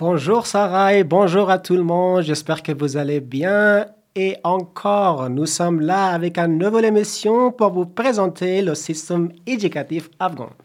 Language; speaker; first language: French; non-native, fluent; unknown